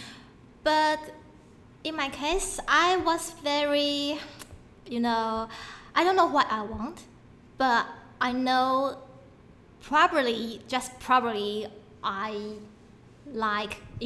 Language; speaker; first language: English; non-native, fluent; Chinese